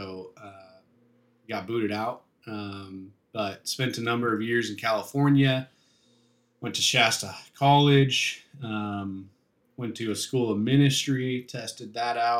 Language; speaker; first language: English; native; English